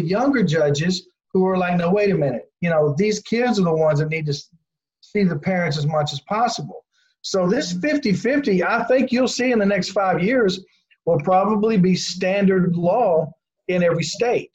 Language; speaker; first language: English; native; English